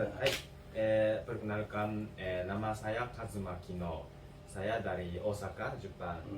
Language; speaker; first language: Indonesian; non-native, learner; Japanese